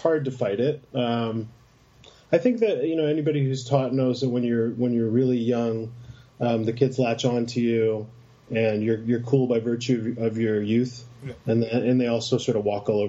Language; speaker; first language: English; native; English